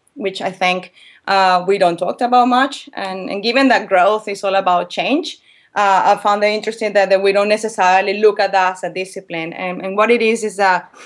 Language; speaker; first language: English; non-native, fluent; Spanish